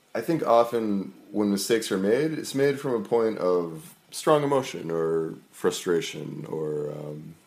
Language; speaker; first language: English; native; English